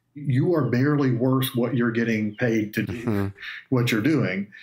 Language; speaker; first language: English; native; English